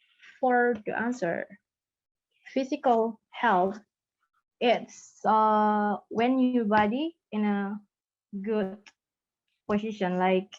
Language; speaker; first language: English; non-native, learner; Indonesian